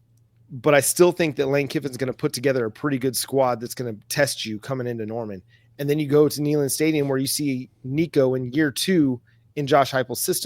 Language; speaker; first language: English; native; English